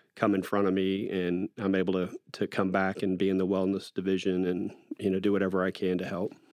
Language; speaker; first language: English; native; English